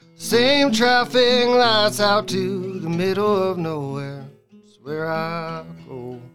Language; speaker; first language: English; native; English